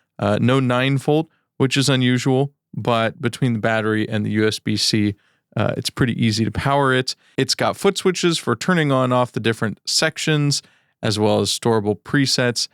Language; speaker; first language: English; native; English